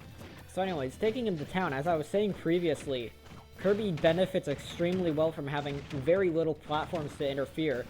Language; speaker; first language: English; native; English